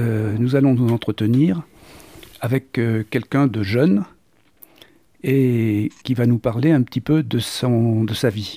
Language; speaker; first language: French; native; French